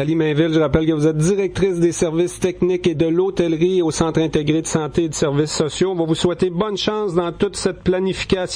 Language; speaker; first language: French; native; French